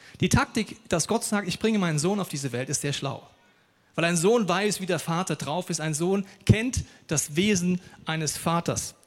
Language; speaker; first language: German; native; German